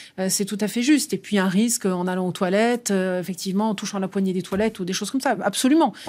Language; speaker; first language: French; native; French